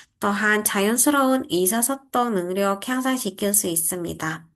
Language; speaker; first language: Korean; non-native, fluent; Indonesian